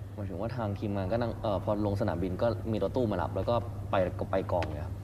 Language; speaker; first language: Thai; native; Thai